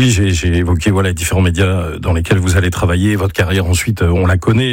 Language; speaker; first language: French; native; French